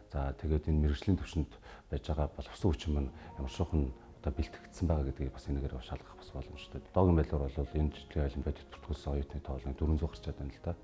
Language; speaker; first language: Mongolian; native; Mongolian